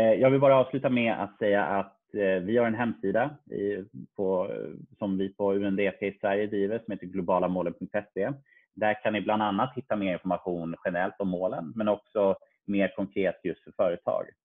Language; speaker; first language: Swedish; native; Swedish